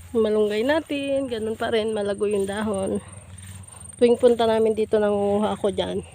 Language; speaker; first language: Filipino; native; Filipino